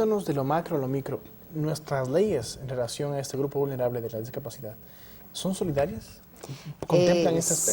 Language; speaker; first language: Spanish; native; Spanish